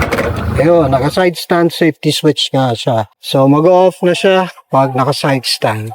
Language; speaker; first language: Filipino; native; Filipino